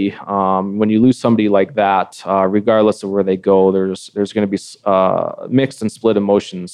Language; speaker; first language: English; native; English